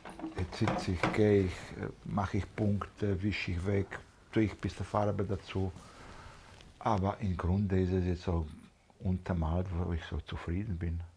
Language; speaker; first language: German; non-native, fluent; Slovak